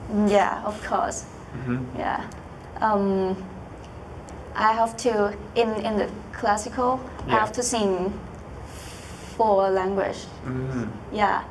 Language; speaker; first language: English; non-native, learner; Thai